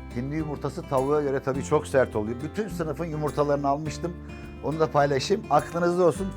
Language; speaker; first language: Turkish; native; Turkish